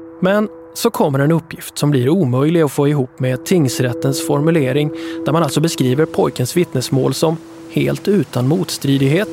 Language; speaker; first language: Swedish; native; Swedish